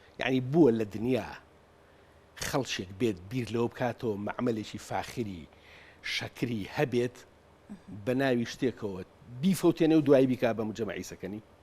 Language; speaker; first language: Central Kurdish; native; Central Kurdish